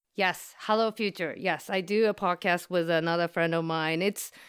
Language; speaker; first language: English; non-native, fluent; Japanese